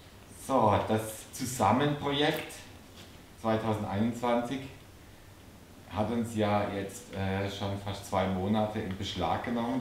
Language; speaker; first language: German; native; German